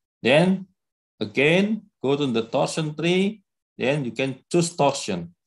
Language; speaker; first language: English; non-native, learner; Indonesian